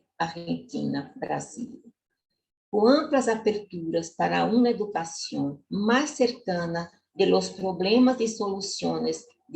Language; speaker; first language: Spanish; non-native, learner; Portuguese